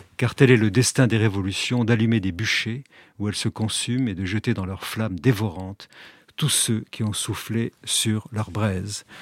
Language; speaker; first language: French; native; French